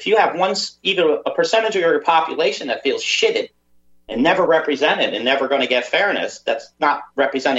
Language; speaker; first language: English; native; English